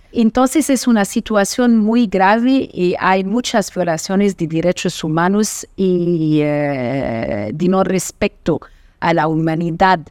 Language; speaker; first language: Spanish; non-native, fluent; Portuguese